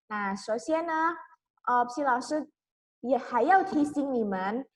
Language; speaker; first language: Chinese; non-native, fluent; Indonesian